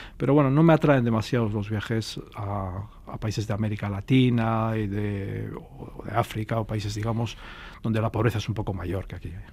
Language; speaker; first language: Spanish; early bilingual, heritage; Portuguese